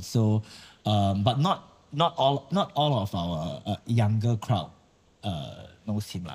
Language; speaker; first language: English; non-native, local second language; Chinese